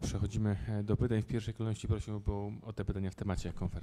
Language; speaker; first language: Polish; native; Polish